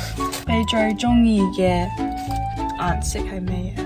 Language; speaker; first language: Cantonese; non-native, learner; English